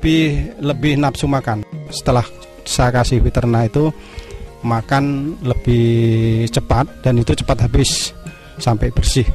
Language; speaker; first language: Indonesian; non-native, local second language; Javanese